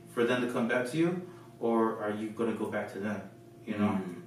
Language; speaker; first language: English; early bilingual, other home language; Filipino